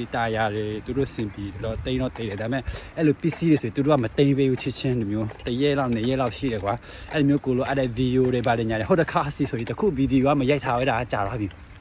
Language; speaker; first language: Burmese; native; Burmese